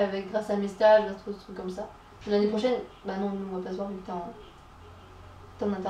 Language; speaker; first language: French; native; French